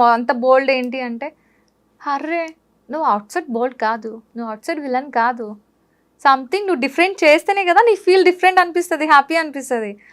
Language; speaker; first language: Telugu; native; Telugu